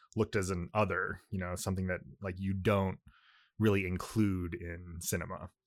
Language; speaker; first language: English; early bilingual, other home language; Japanese